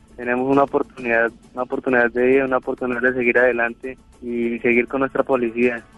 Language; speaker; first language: Spanish; native; Spanish